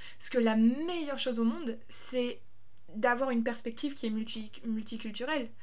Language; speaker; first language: French; early bilingual, other home language; German